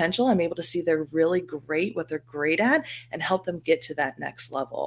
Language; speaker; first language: English; native; English